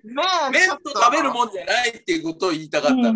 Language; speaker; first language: Japanese; native; Japanese